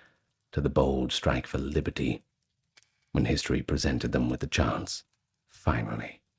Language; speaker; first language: English; native; English